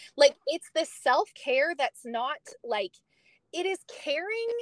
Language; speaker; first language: English; native; English